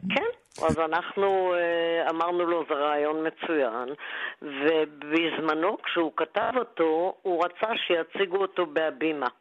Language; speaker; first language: Hebrew; non-native, local second language; German